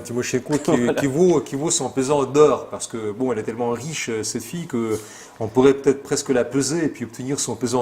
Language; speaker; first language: French; non-native, fluent; Russian